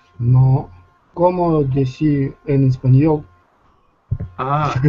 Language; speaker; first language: Spanish; non-native, learner; Russian